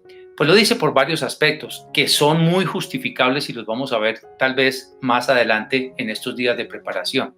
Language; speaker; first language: Spanish; native; Spanish